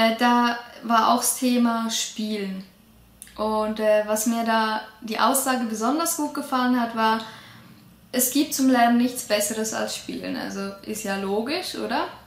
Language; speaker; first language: German; native; German